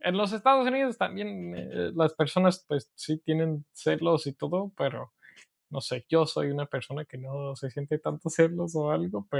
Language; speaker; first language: Spanish; non-native, learner; English